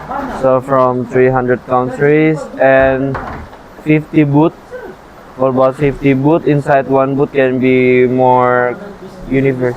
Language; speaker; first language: English; non-native, learner; Indonesian